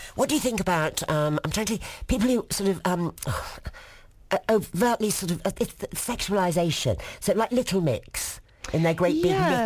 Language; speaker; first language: English; native; English